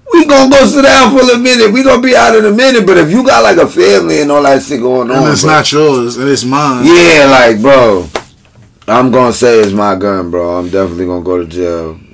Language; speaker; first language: English; native; English